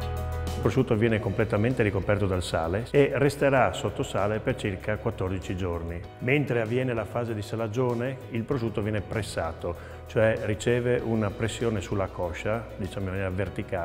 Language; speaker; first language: Italian; native; Italian